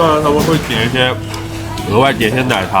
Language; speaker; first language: Chinese; native; Chinese